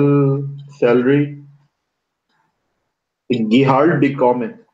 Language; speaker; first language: German; non-native, learner; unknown